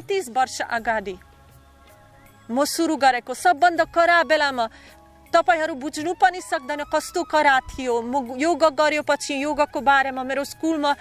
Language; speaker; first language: Nepali; non-native, learner; Slovak